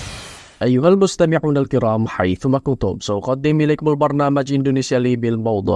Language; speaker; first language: Arabic; non-native, fluent; Indonesian